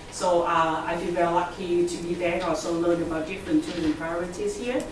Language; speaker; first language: English; non-native, fluent; Vietnamese